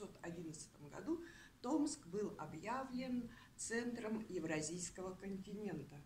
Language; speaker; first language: Russian; native; Russian